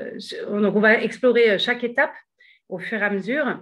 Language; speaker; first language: French; native; French